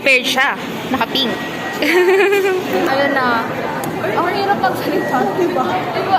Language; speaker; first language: Filipino; native; Filipino